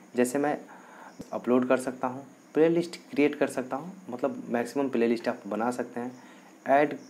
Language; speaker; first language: Hindi; native; Hindi